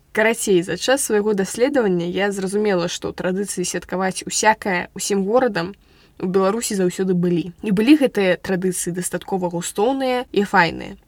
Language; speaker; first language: Belarusian; non-native, local second language; Russian